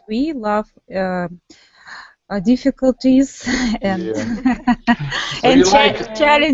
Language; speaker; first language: English; non-native, learner; Russian